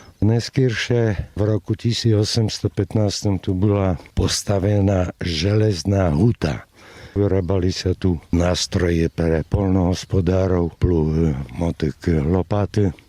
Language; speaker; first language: Slovak; non-native, local second language; Rusyn